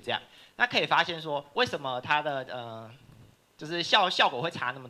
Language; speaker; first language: Chinese; native; Chinese